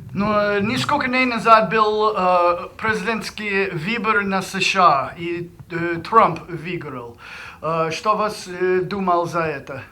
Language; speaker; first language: Russian; non-native, learner; English